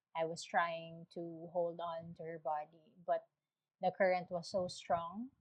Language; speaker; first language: English; non-native, local second language; Waray